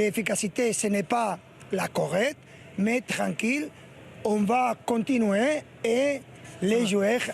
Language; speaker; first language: French; non-native, learner; Spanish